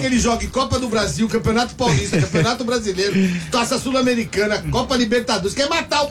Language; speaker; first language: Portuguese; native; Portuguese